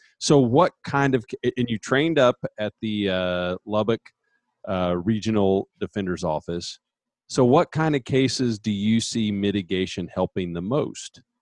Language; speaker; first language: English; native; English